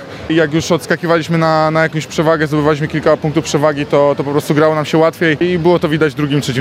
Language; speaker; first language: Polish; native; Polish